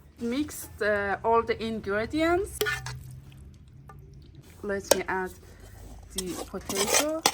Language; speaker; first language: English; non-native, fluent; Persian